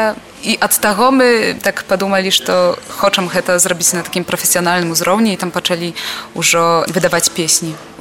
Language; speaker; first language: Polish; non-native, learner; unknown